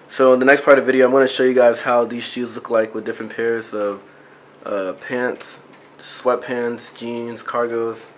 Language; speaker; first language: English; native; English